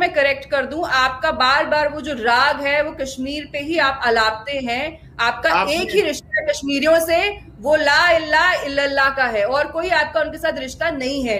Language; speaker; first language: Hindi; native; Hindi